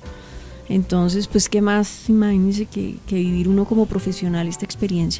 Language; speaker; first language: Spanish; native; Spanish